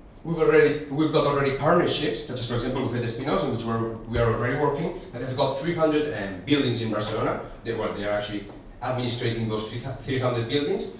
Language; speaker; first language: English; non-native, fluent; Spanish